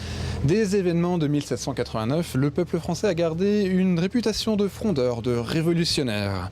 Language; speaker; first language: French; native; French